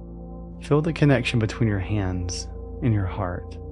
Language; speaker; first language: English; native; English